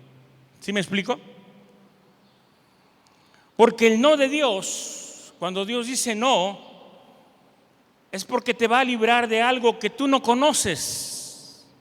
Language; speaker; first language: Spanish; native; Spanish